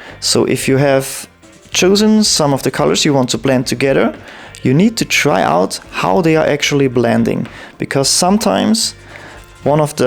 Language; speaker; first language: English; non-native, fluent; German